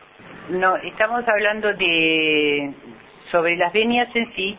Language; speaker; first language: Spanish; native; Spanish